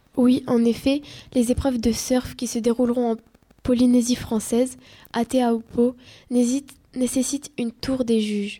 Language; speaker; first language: French; native; French